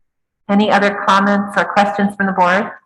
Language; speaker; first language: English; native; English